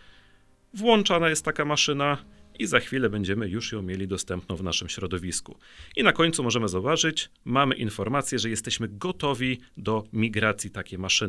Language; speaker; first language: Polish; native; Polish